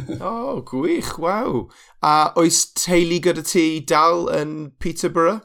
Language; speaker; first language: Welsh; non-native, local second language; English